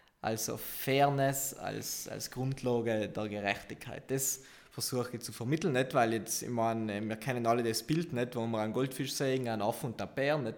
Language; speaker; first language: German; native; German